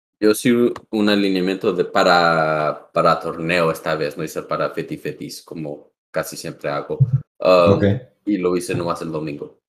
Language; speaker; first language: Spanish; early bilingual, heritage; Spanish